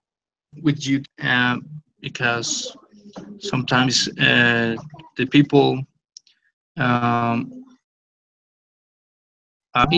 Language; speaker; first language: English; non-native, learner; Spanish